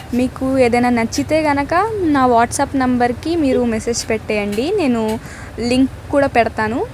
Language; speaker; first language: Telugu; non-native, local second language; Urdu